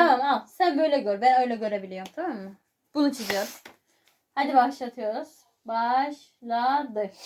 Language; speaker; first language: Turkish; native; Turkish